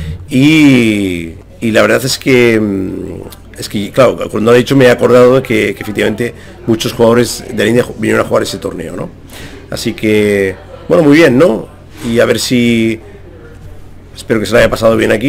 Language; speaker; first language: Spanish; native; Spanish